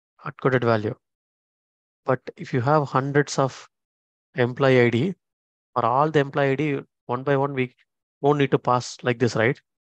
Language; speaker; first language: English; non-native, local second language; Tamil